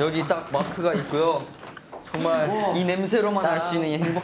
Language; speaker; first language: Korean; native; Korean